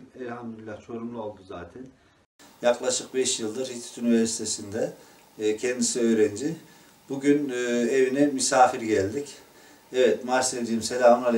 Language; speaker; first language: Turkish; native; Turkish